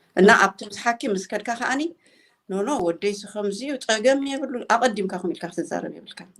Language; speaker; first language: Tigrinya; native; Tigrinya